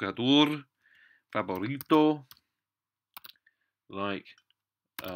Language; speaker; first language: Spanish; non-native, fluent; English